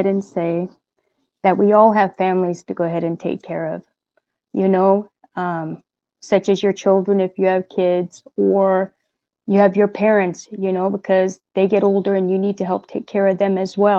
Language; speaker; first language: English; native; English